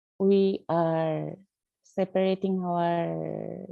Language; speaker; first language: English; non-native, learner; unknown